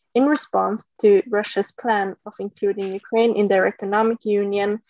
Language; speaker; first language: English; non-native, fluent; Norwegian